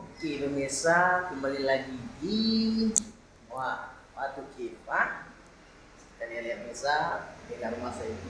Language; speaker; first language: Malay; non-native, fluent; Achinese